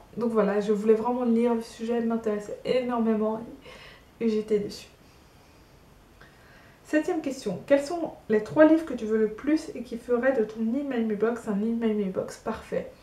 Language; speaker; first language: French; native; French